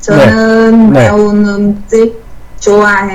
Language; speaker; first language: Korean; non-native, learner; Vietnamese